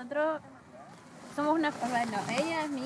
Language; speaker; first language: Spanish; native; Spanish